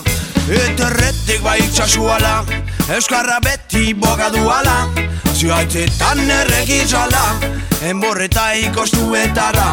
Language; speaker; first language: Basque; native; Basque